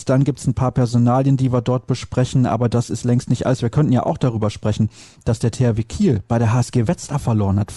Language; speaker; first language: German; native; German